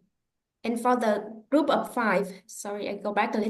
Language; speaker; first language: English; non-native, fluent; Vietnamese